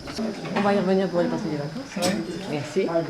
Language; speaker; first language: French; native; French